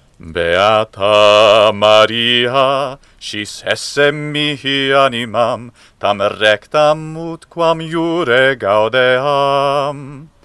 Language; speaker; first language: Italian; non-native, fluent; English